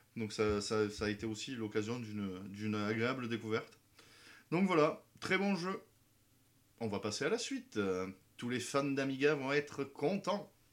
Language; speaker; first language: French; native; French